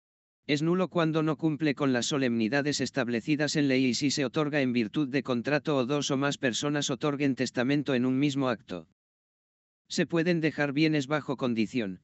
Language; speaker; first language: Spanish; native; Spanish